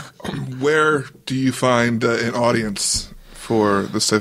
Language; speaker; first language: English; native; English